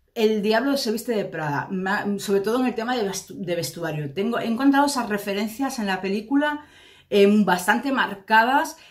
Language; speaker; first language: Spanish; native; Spanish